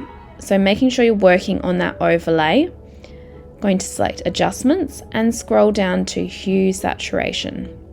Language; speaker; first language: English; native; English